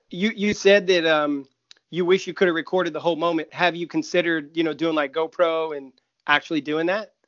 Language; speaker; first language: English; native; English